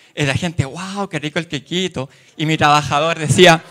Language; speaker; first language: Spanish; native; Spanish